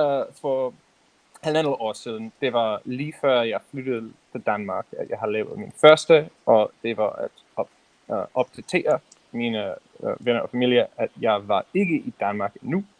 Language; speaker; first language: Danish; non-native, learner; English